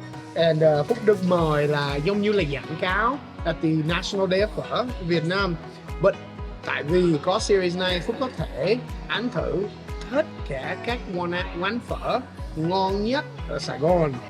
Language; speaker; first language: Vietnamese; non-native, learner; English